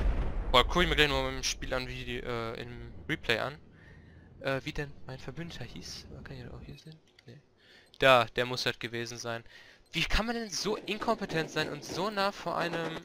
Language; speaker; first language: German; native; German